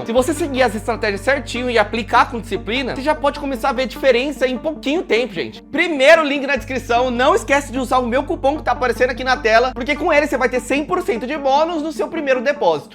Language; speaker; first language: Portuguese; native; Portuguese